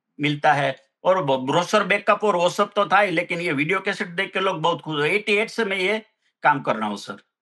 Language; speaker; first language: Hindi; non-native, local second language; Gujarati